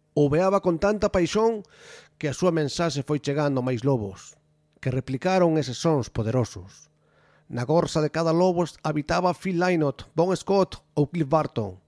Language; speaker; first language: Galician; native; Galician